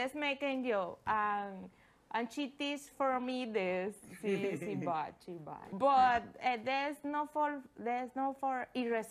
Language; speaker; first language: English; non-native, learner; Spanish